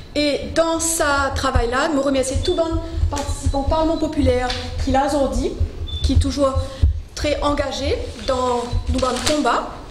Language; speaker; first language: French; non-native, local second language; Morisyen